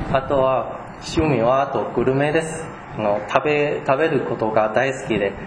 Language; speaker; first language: Japanese; non-native, fluent; Chinese